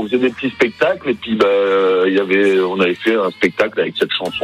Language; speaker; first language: French; native; French